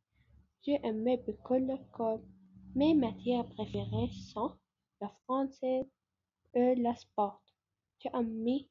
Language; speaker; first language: French; non-native, learner; Arabic